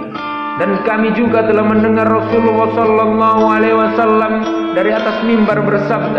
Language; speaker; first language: Indonesian; native; Indonesian